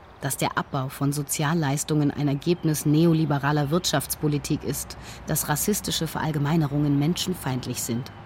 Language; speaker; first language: German; native; German